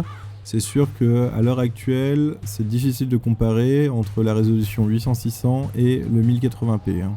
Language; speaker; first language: French; native; French